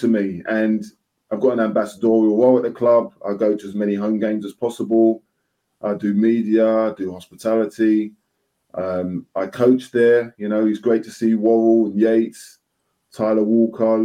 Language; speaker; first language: English; native; English